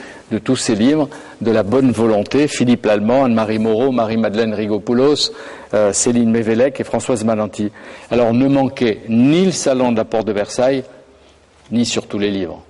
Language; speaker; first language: French; native; French